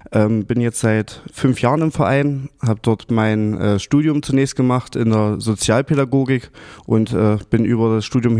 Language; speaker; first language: German; native; German